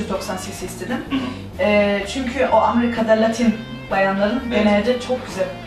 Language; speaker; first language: Turkish; early bilingual, heritage; Turkish